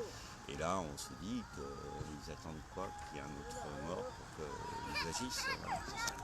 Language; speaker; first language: French; native; French